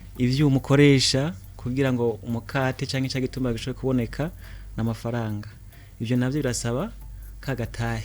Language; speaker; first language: Rundi; native; Rundi